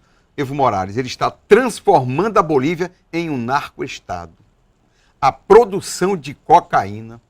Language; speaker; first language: Portuguese; native; Portuguese